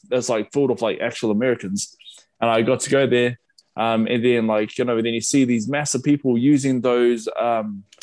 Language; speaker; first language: English; native; English